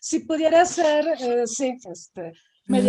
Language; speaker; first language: Spanish; native; Spanish